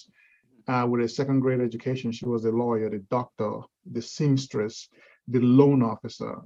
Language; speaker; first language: English; non-native, local second language; Igbo